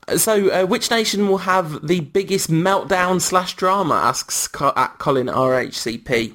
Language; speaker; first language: English; early bilingual, other home language; French